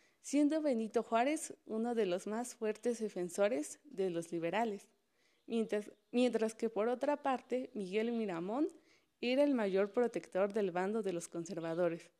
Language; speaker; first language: Spanish; native; Spanish